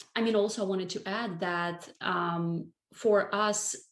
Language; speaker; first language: English; non-native, fluent; Russian